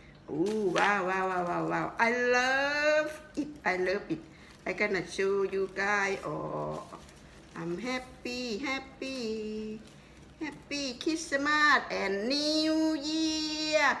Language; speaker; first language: English; non-native, learner; Thai